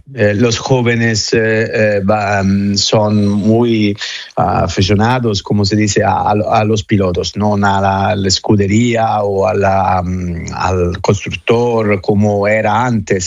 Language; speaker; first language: Spanish; non-native, fluent; Italian